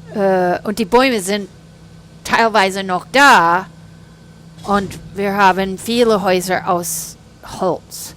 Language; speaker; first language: German; non-native, fluent; English